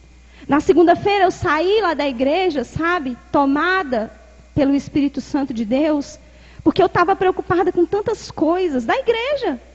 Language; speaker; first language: Portuguese; native; Portuguese